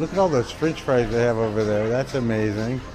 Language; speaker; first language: English; native; English